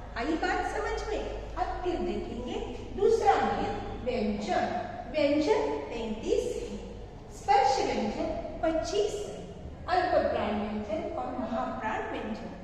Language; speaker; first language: Hindi; non-native, local second language; Marathi